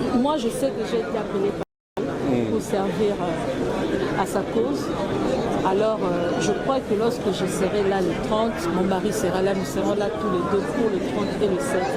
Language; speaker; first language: French; non-native, local second language; Lingala